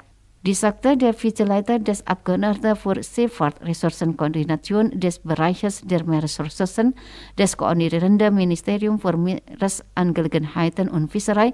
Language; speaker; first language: German; non-native, fluent; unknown